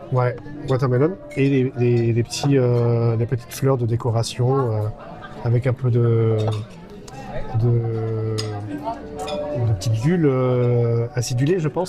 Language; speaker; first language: French; native; French